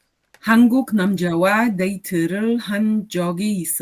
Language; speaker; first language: Korean; non-native, learner; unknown